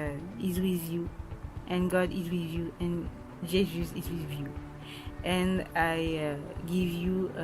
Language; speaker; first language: English; non-native, learner; French